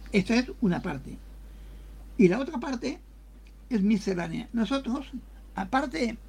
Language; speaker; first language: Spanish; native; Spanish